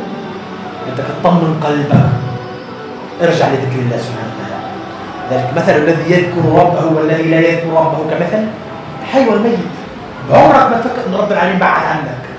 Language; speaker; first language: Arabic; native; Arabic